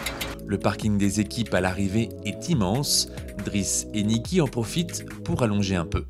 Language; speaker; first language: French; native; French